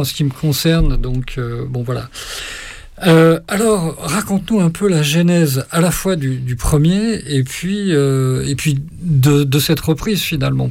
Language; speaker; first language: French; native; French